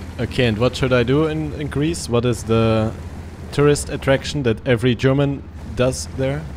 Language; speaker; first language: English; non-native, learner; German